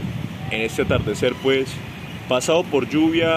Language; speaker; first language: Spanish; native; Spanish